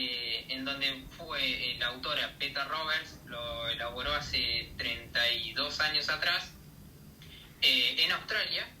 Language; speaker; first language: Spanish; native; Spanish